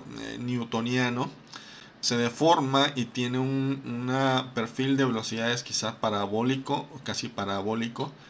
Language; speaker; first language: Spanish; native; Spanish